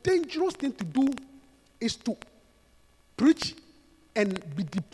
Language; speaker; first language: English; non-native, local second language; Akan